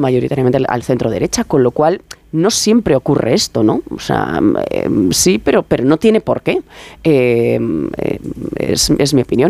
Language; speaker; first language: Spanish; native; Spanish